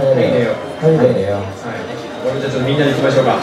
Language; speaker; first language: Japanese; native; Japanese